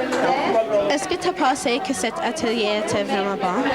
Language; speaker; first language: French; non-native, local second language; English